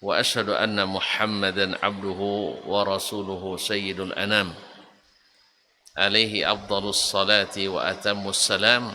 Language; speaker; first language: Arabic; non-native, fluent; Indonesian